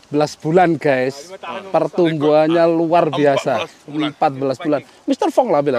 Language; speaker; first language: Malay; non-native, local second language; Javanese